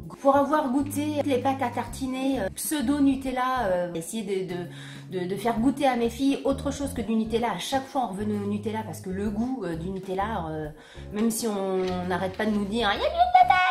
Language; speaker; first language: French; native; French